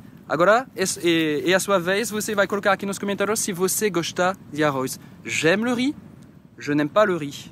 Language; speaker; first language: Portuguese; native; Portuguese